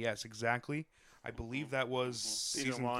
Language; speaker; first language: English; native; English